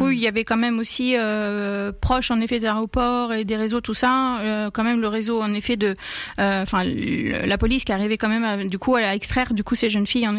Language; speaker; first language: French; native; French